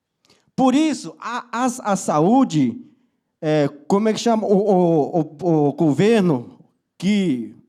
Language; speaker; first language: Portuguese; non-native, local second language; Yanomámi